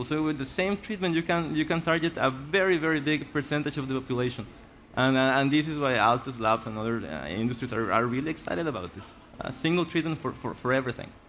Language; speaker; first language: English; non-native, fluent; Spanish